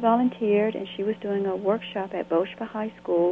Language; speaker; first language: English; native; English